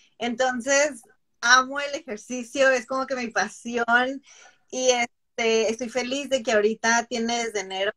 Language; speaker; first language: Spanish; native; Spanish